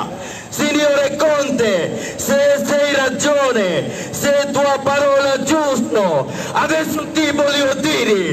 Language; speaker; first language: Italian; non-native, learner; Bangla